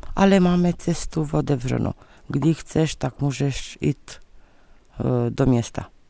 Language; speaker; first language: Czech; early bilingual, heritage; Czech